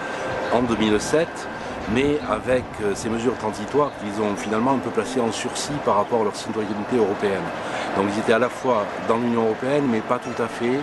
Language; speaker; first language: French; native; French